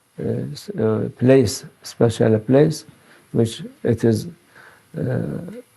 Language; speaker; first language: English; non-native, learner; Turkish